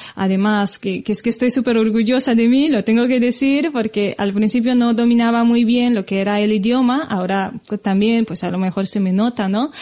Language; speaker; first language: Spanish; non-native, fluent; Romanian